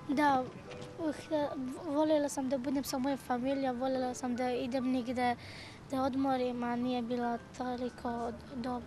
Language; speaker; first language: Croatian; non-native, learner; Persian